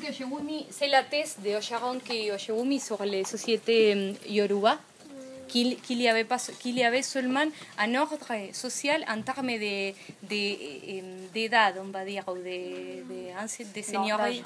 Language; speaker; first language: French; non-native, fluent; Spanish